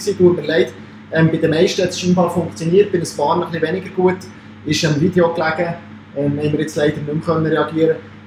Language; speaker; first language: German; native; German